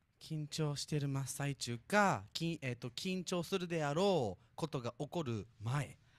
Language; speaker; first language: Japanese; native; Japanese